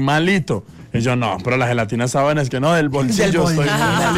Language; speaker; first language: Spanish; native; Spanish